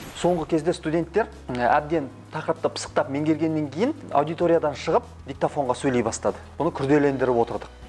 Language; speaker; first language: Kazakh; native; Kazakh